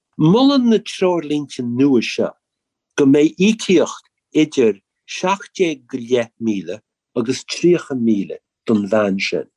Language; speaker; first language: Irish; native; Irish